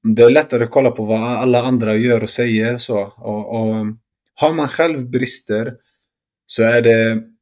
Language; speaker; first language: Swedish; early bilingual, other home language; Arabic